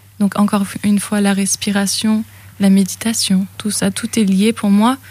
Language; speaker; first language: French; early bilingual, other home language; English